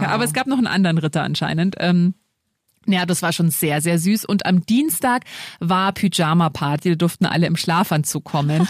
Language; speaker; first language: German; native; German